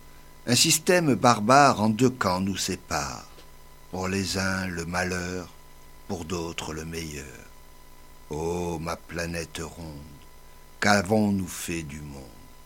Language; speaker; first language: French; native; French